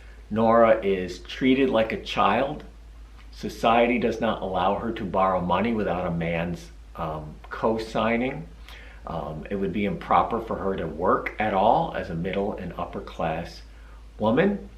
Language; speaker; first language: English; native; English